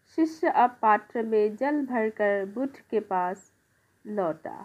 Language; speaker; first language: Hindi; non-native, local second language; Assamese